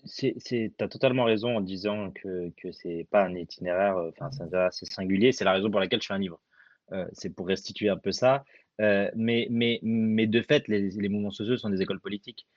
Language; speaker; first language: French; early bilingual, other home language; Arabic